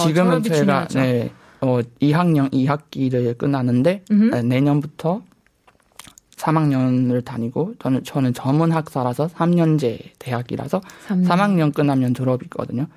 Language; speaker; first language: Korean; non-native, fluent; Burmese